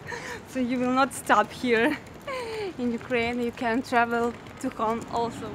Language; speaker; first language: English; non-native, fluent; Ukrainian